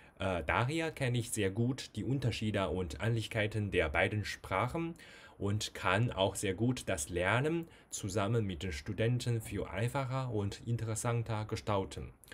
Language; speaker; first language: German; non-native, fluent; Chinese